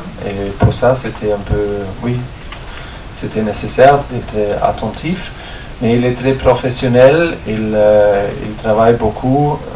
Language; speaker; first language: French; non-native, learner; German